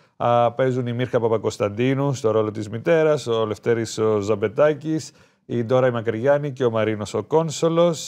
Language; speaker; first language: Greek; native; Greek